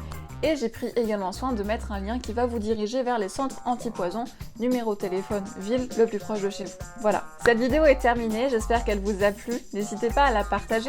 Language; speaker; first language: French; native; French